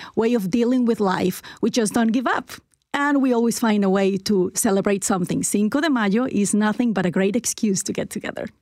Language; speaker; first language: English; non-native, fluent; Spanish